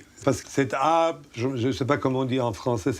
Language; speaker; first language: French; non-native, learner; Turkish